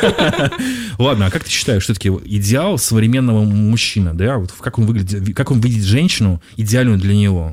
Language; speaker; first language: Russian; native; Russian